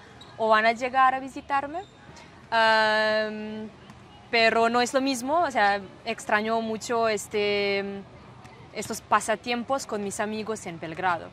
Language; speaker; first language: Spanish; non-native, fluent; Serbian